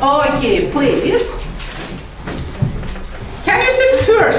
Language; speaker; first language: English; non-native, fluent; Azerbaijani